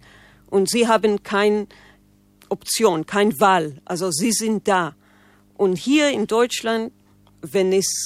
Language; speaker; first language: German; non-native, fluent; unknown